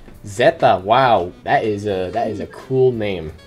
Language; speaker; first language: English; native; English